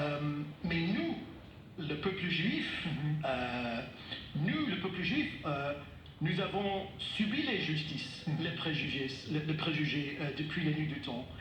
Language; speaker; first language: French; non-native, fluent; English